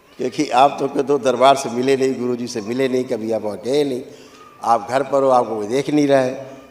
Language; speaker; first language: Hindi; native; Hindi